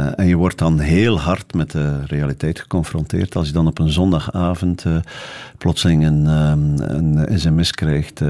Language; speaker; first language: Dutch; native; Dutch